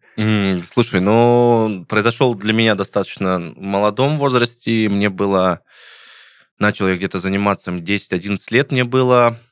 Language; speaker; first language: Russian; native; Russian